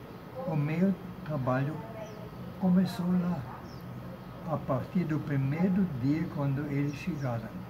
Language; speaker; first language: Portuguese; non-native, fluent; German